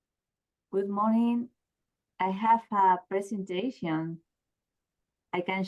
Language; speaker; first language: English; non-native, learner; Spanish